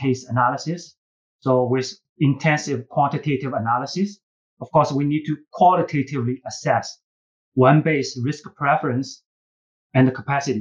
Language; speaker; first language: English; non-native, fluent; Chinese